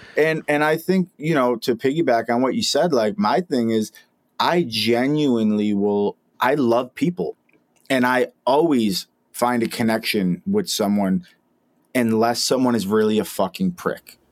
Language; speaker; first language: English; native; English